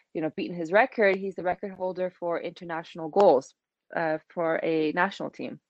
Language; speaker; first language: English; native; English